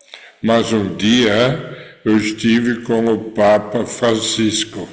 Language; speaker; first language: Portuguese; non-native, fluent; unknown